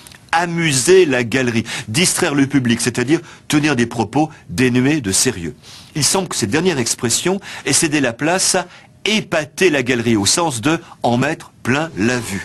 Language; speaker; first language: French; native; French